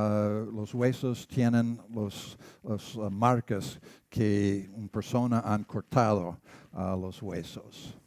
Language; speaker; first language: Spanish; non-native, learner; English